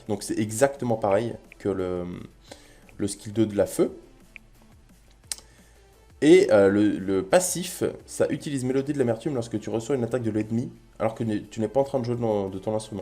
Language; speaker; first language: French; native; French